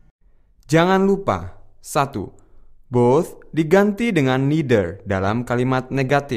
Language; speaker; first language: Indonesian; native; Indonesian